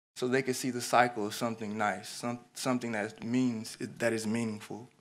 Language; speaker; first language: English; native; English